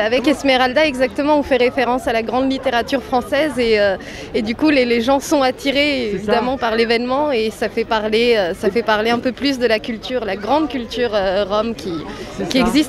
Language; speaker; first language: French; non-native, fluent; Romanian